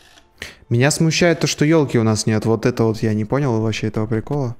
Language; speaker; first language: Russian; native; Russian